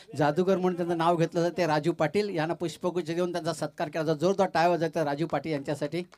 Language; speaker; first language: Marathi; native; Marathi